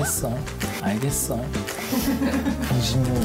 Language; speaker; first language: Korean; native; Korean